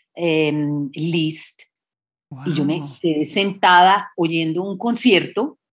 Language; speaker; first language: Spanish; native; Spanish